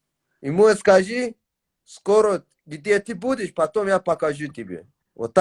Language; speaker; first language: Russian; non-native, learner; Tajik